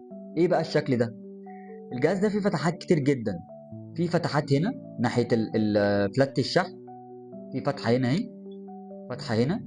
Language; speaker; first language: Arabic; native; Arabic